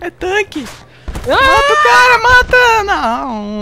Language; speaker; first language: Portuguese; native; Portuguese